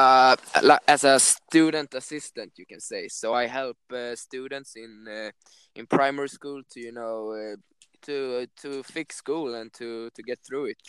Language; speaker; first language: English; non-native, fluent; Swedish